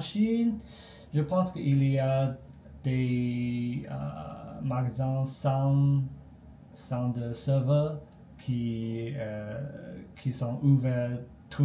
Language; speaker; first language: French; non-native, learner; Chinese